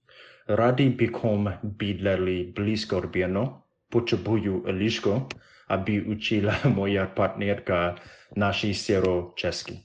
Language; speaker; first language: Czech; non-native, learner; English